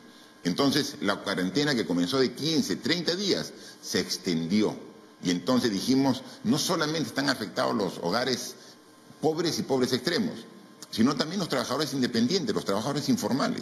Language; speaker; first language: Spanish; native; Spanish